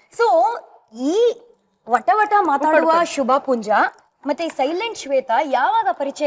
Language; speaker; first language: Kannada; native; Kannada